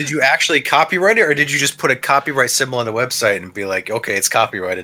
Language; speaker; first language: English; native; English